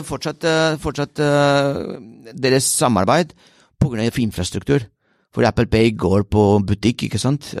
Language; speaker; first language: Swedish; non-native, fluent; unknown